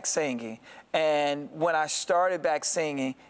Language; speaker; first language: English; native; English